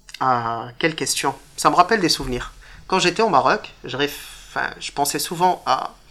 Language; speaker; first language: French; early bilingual, other home language; Arabic